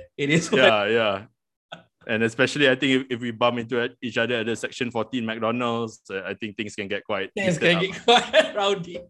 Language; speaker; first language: English; non-native, local second language; Malay